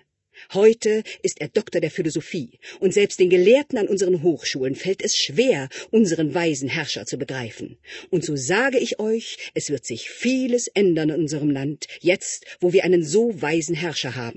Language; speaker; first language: German; native; German